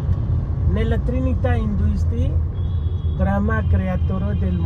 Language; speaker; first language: Italian; non-native, learner; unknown